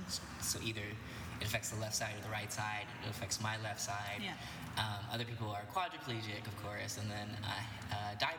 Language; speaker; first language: English; native; English